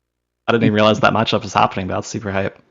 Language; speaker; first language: English; native; English